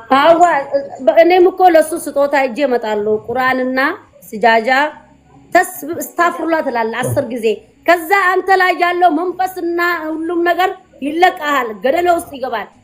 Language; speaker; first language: Amharic; non-native, local second language; Oromo